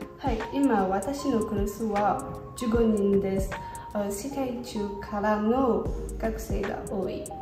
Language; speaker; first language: Japanese; non-native, learner; French